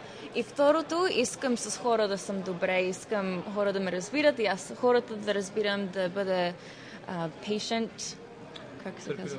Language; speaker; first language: Bulgarian; early bilingual, heritage; Bulgarian